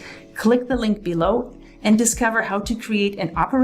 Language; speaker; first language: English; native; English